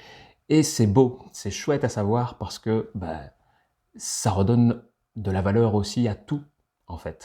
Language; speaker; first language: French; native; French